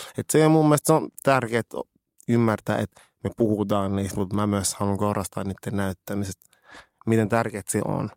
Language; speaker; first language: Finnish; early bilingual, other home language; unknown